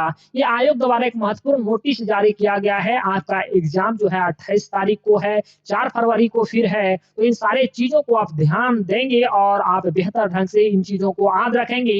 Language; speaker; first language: Hindi; native; Hindi